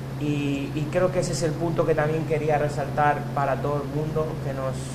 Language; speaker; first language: Spanish; native; Spanish